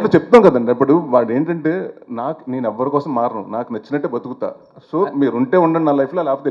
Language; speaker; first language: Telugu; native; Telugu